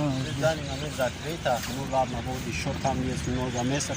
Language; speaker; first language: Russian; non-native, learner; Tajik